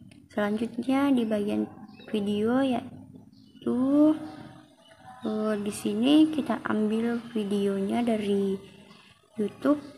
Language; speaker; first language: Indonesian; native; Indonesian